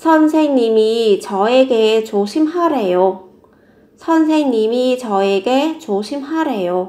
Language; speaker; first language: Korean; non-native, fluent; Vietnamese